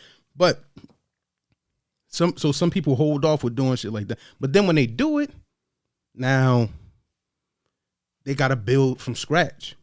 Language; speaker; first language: English; native; English